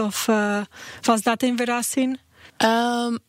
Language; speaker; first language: Dutch; non-native, learner; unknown